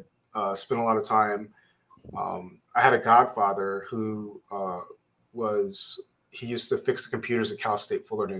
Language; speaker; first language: English; native; English